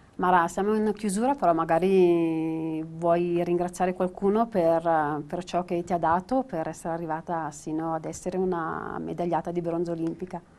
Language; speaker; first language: Italian; native; Italian